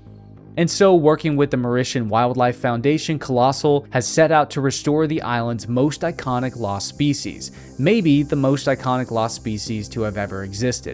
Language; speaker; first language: English; native; English